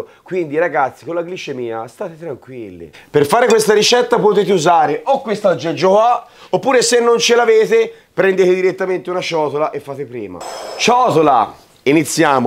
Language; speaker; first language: Italian; native; Italian